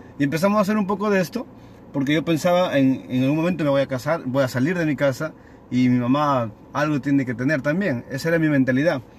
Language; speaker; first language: Spanish; native; Spanish